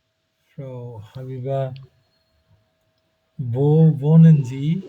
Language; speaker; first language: German; non-native, fluent; Bangla